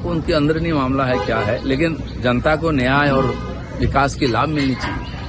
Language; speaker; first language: Hindi; non-native, local second language; Bangla